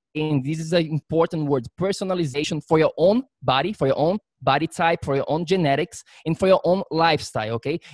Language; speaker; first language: English; non-native, fluent; Portuguese